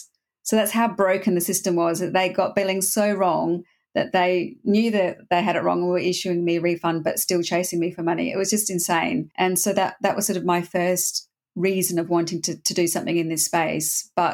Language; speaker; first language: English; native; English